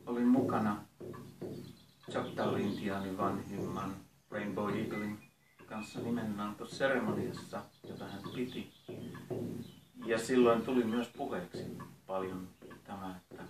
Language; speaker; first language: Finnish; native; Finnish